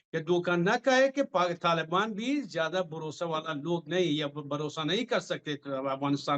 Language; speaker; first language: Hindi; non-native, fluent; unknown